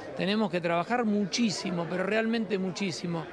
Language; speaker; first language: Spanish; native; Spanish